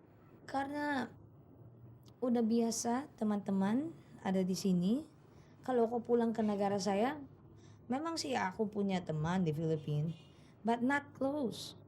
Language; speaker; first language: Indonesian; non-native, fluent; Filipino